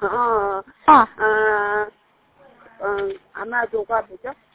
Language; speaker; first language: Chinese; non-native, learner; Korean